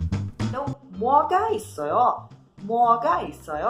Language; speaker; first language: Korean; non-native, fluent; Portuguese